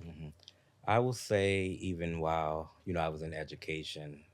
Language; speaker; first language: English; native; English